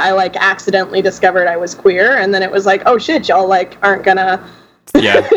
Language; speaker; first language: English; native; English